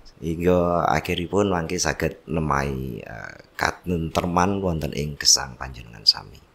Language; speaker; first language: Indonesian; non-native, local second language; Javanese